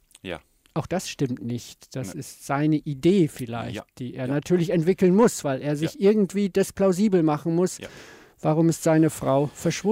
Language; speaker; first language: German; native; German